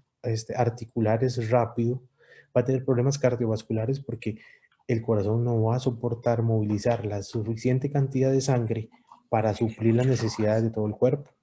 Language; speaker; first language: Spanish; native; Spanish